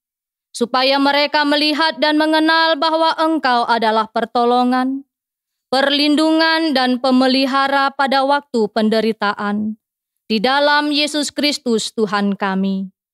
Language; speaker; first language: Indonesian; native; Indonesian